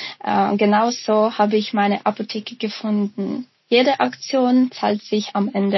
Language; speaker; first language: German; non-native, fluent; Ukrainian